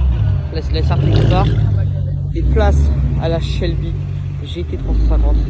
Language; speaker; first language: French; native; French